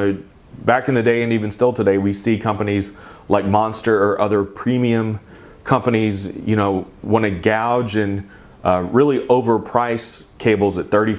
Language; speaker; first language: English; native; English